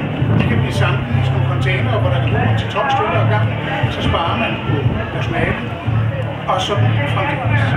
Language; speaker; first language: Danish; native; Danish